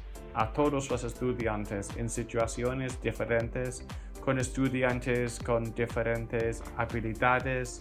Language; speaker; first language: Spanish; non-native, fluent; English